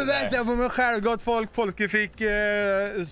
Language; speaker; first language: Swedish; native; Swedish